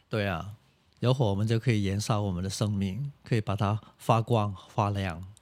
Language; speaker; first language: Chinese; non-native, local second language; Cantonese